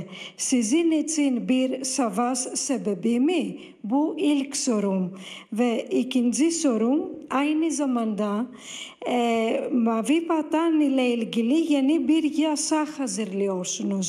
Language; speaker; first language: Turkish; non-native, fluent; Greek